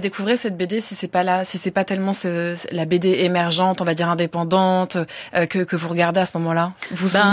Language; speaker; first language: French; native; French